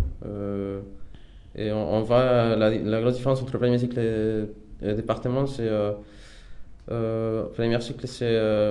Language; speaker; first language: French; non-native, fluent; Spanish